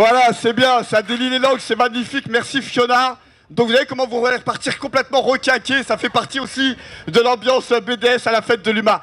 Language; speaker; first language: French; native; French